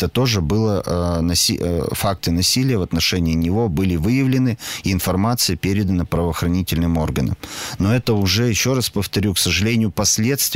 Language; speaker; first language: Russian; native; Russian